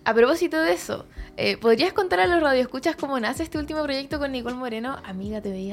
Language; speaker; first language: Spanish; native; Spanish